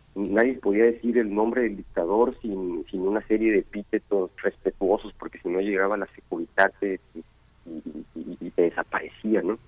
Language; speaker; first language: Spanish; native; Spanish